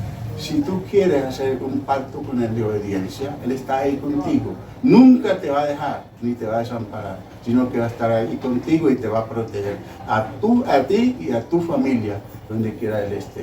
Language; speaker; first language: Spanish; native; Spanish